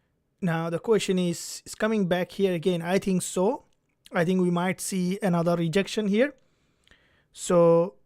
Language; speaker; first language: English; non-native, fluent; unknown